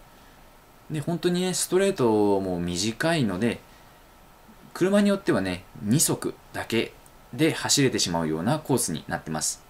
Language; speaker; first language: Japanese; native; Japanese